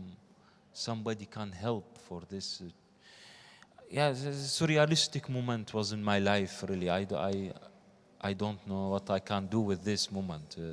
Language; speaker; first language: English; non-native, learner; Arabic